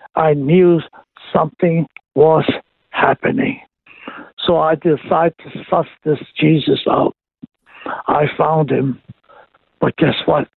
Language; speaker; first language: English; non-native, local second language; Cantonese